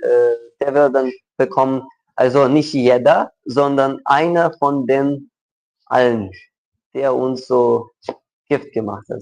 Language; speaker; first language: German; non-native, local second language; Ukrainian